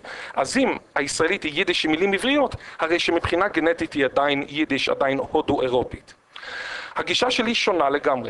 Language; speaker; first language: Hebrew; native; Hebrew